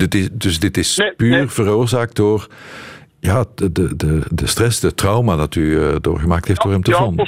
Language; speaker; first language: Dutch; native; Dutch